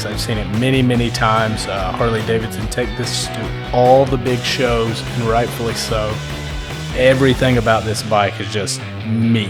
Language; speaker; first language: English; native; English